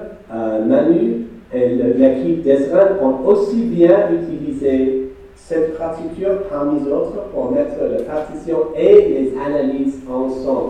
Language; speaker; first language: French; non-native, fluent; English